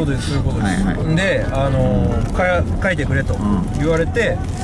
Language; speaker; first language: Japanese; native; Japanese